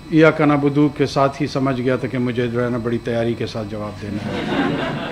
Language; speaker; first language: Urdu; non-native, local second language; Pashto